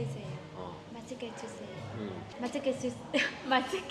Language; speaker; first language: Korean; non-native, learner; Vietnamese